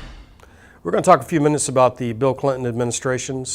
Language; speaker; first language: English; native; English